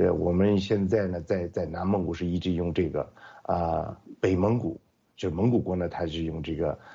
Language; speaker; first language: Chinese; non-native, local second language; Mongolian